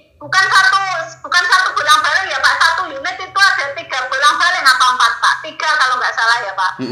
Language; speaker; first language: Indonesian; non-native, local second language; Javanese